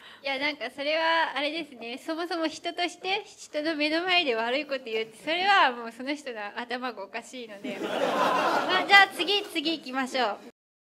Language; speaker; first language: Japanese; native; Japanese